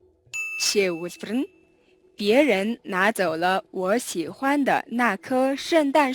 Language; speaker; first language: Chinese; non-native, learner; Mongolian